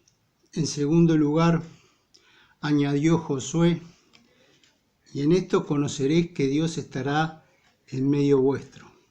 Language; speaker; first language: Spanish; native; Spanish